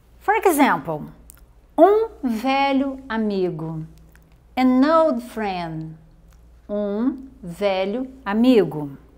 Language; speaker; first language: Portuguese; native; Portuguese